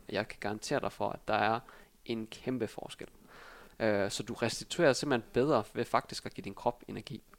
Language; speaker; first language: Danish; early bilingual, other home language; Vietnamese